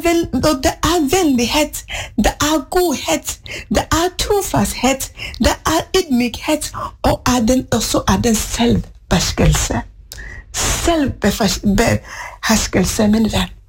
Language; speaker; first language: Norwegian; non-native, fluent; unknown